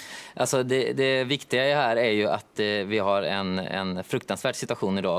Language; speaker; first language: Swedish; native; Swedish